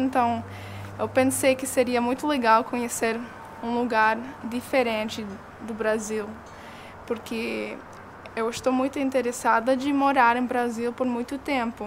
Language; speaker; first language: Portuguese; non-native, fluent; Spanish